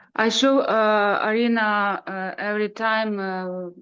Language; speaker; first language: English; non-native, learner; Ukrainian